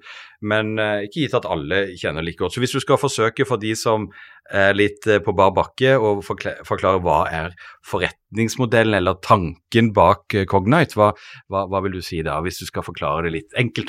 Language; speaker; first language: Norwegian; native; Norwegian